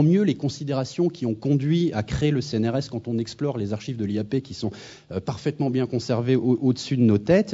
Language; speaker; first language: French; native; French